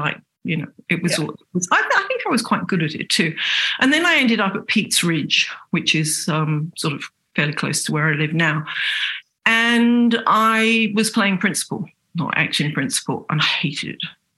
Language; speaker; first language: English; native; English